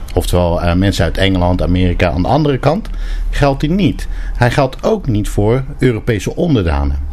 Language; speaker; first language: Dutch; early bilingual, other home language; Turkish